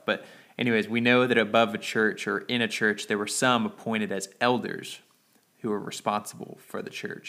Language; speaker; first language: English; native; English